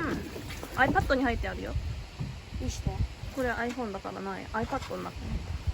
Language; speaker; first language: Japanese; non-native, fluent; Korean